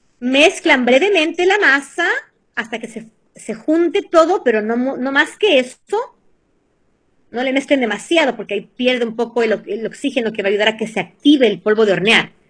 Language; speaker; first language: Spanish; early bilingual, heritage; Spanish